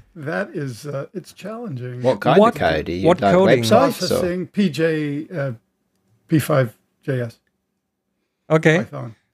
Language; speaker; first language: English; native; English